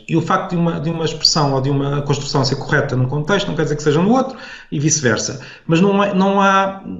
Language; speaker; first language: Portuguese; native; Portuguese